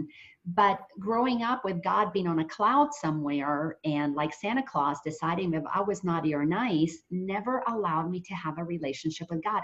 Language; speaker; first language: English; native; English